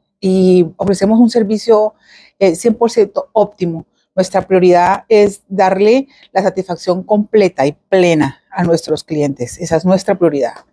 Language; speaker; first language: Spanish; native; Spanish